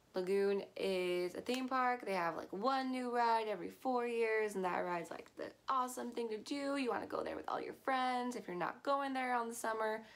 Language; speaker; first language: English; native; English